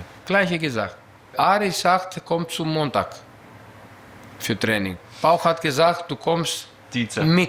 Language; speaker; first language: German; non-native, local second language; Greek